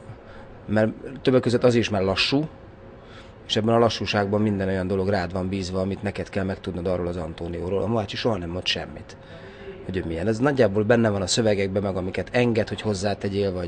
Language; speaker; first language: Hungarian; native; Hungarian